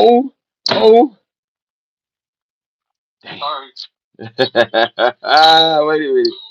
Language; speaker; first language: English; native; English